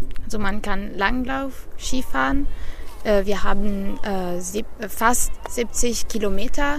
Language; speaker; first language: German; non-native, fluent; Italian